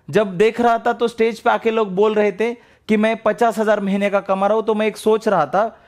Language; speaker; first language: Hindi; non-native, local second language; Marathi